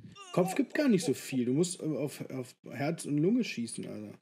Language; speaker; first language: German; native; German